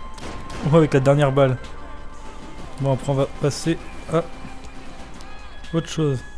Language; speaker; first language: French; native; French